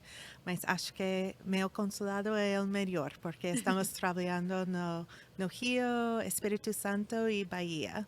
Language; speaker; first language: Portuguese; non-native, fluent; English